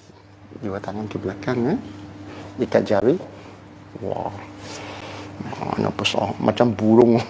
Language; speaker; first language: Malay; non-native, local second language; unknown